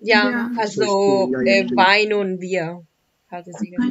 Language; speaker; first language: German; non-native, learner; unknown